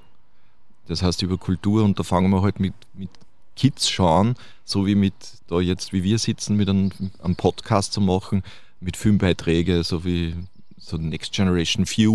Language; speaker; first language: German; native; German